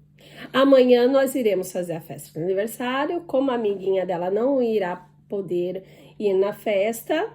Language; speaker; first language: Portuguese; native; Portuguese